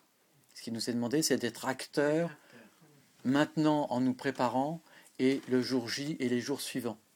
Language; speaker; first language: French; native; French